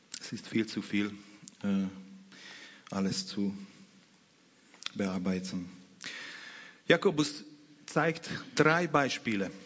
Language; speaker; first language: German; non-native, fluent; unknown